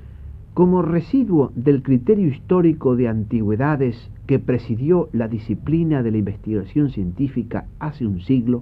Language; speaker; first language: Spanish; native; Spanish